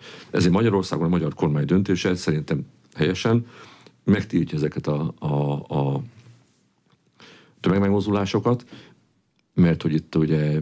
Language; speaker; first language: Hungarian; native; Hungarian